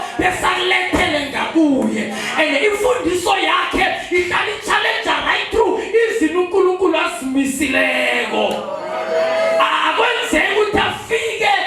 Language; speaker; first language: Zulu; non-native, local second language; Swati